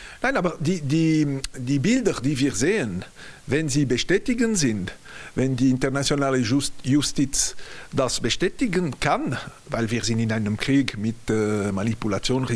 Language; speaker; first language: German; non-native, local second language; French